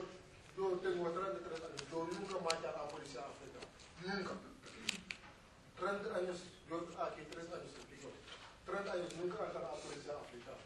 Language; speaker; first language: Spanish; non-native, learner; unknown